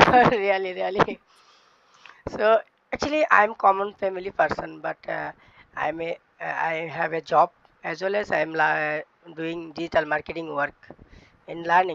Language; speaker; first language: English; non-native, learner; Bangla